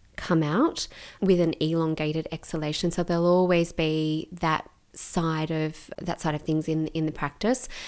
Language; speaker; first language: English; native; English